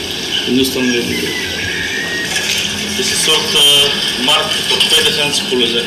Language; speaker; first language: Dutch; non-native, local second language; Bulgarian